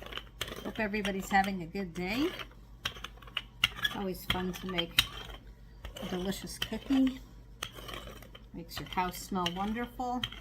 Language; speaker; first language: English; native; English